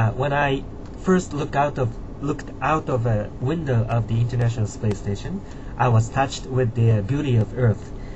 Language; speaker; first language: English; non-native, fluent; Japanese